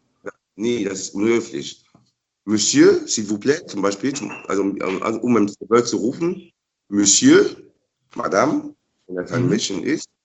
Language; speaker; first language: German; non-native, fluent; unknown